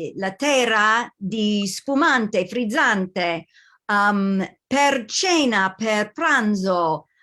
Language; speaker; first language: Italian; non-native, learner; English